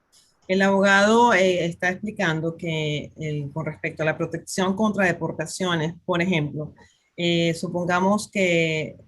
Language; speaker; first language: Spanish; native; Spanish